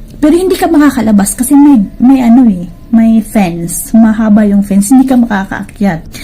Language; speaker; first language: Filipino; native; Filipino